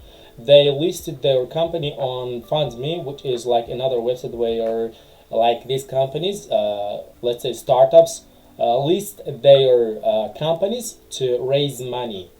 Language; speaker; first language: English; non-native, fluent; Tajik